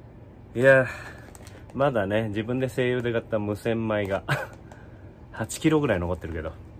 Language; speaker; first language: Japanese; native; Japanese